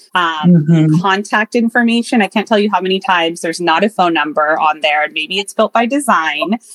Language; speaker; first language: English; native; English